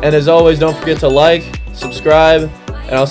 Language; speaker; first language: English; native; English